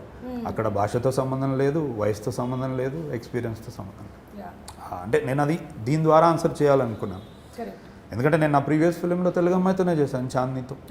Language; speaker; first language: Telugu; native; Telugu